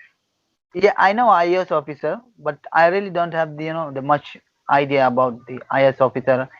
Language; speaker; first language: English; non-native, fluent; Gujarati